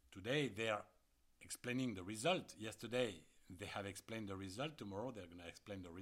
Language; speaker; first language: English; non-native, fluent; French